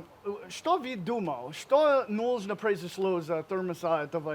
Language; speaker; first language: Russian; non-native, learner; English